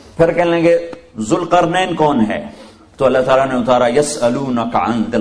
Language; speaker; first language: Urdu; non-native, local second language; Punjabi